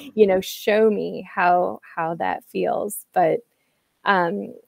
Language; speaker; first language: English; native; English